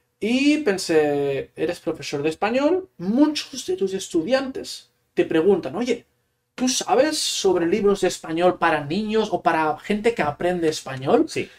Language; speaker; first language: Spanish; non-native, local second language; Catalan